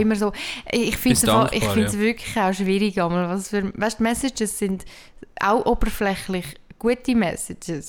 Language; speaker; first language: German; native; German